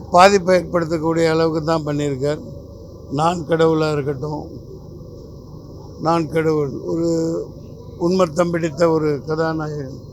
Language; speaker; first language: Tamil; native; Tamil